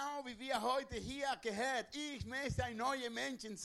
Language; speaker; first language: German; non-native, learner; Spanish